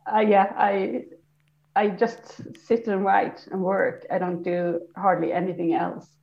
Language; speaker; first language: English; non-native, fluent; Swedish